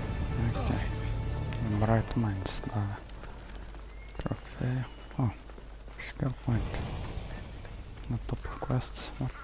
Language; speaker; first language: English; non-native, learner; Lithuanian